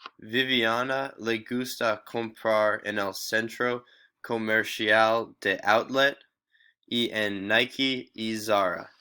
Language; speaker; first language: Spanish; non-native, learner; English